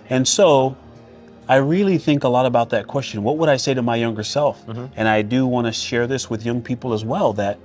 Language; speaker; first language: English; native; English